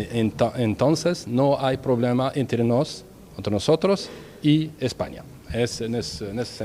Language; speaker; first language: Spanish; non-native, learner; Arabic